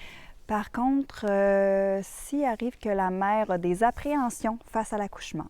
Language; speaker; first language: French; native; French